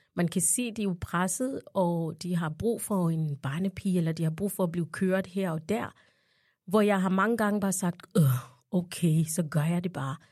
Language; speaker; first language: Danish; non-native, fluent; Ganda